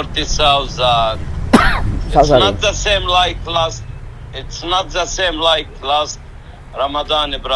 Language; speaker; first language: English; non-native, learner; Arabic